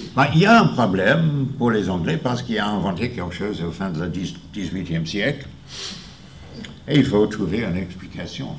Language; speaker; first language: French; non-native, fluent; English